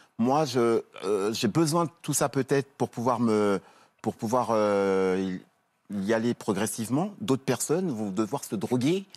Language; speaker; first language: French; native; French